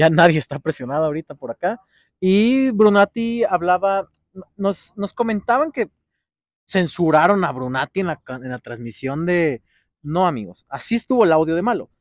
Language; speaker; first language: Spanish; native; Spanish